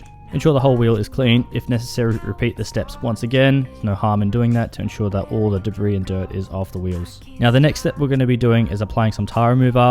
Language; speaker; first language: English; native; English